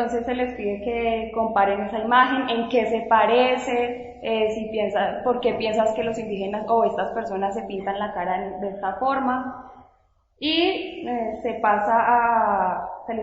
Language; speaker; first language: Spanish; native; Spanish